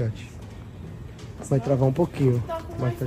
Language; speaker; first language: Portuguese; native; Portuguese